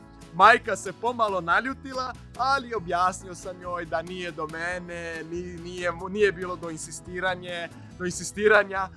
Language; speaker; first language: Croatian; non-native, fluent; Portuguese